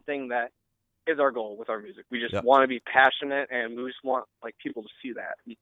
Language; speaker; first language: English; native; English